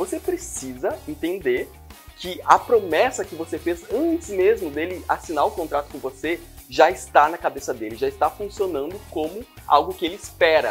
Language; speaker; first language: Portuguese; native; Portuguese